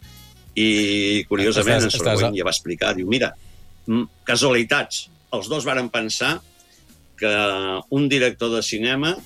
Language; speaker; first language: Catalan; native; Catalan